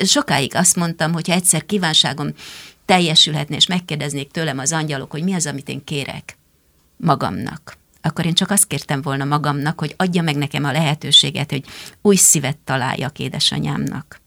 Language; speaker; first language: Hungarian; native; Hungarian